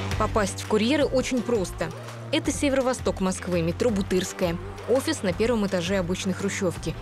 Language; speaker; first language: Russian; native; Russian